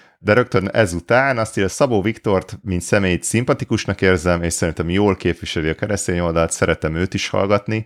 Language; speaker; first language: Hungarian; native; Hungarian